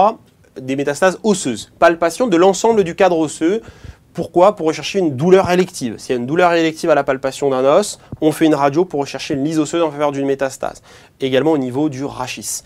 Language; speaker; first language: French; native; French